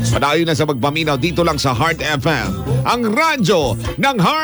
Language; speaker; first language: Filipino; non-native, local second language; Cebuano